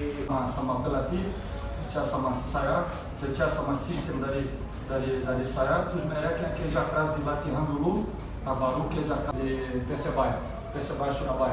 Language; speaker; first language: Indonesian; non-native, fluent; Portuguese